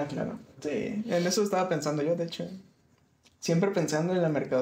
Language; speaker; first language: Spanish; native; Spanish